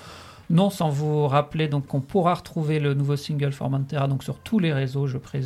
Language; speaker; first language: French; native; French